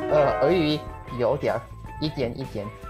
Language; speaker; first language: Chinese; non-native, fluent; Bulgarian